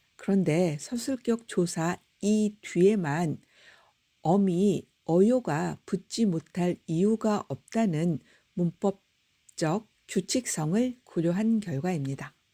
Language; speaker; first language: Korean; native; Korean